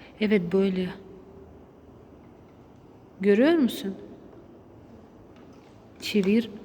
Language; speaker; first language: Turkish; non-native, learner; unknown